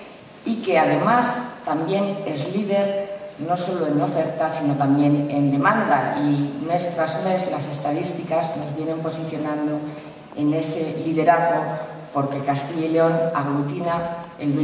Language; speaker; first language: Spanish; native; Spanish